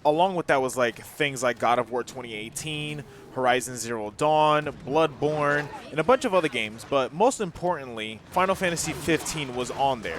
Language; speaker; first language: English; native; English